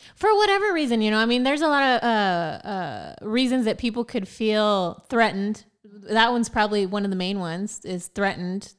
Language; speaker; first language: English; early bilingual, other home language; Spanish